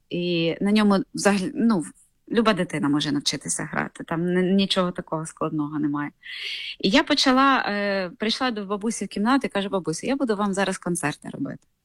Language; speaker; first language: Ukrainian; native; Ukrainian